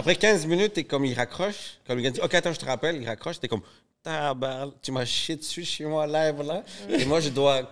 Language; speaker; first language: French; native; French